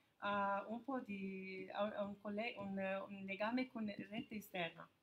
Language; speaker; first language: Italian; non-native, fluent; Arabic